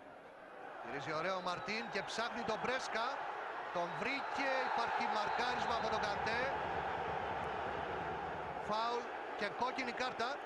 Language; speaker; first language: Greek; native; Greek